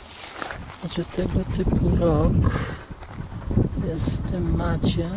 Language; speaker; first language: Polish; early bilingual, heritage; Polish